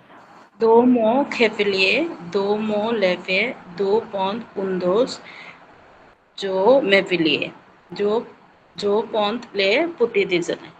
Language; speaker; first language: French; non-native, learner; Bangla